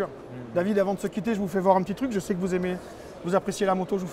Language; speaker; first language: French; native; French